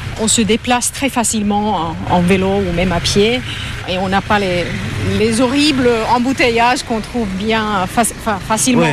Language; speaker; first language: French; non-native, fluent; Finnish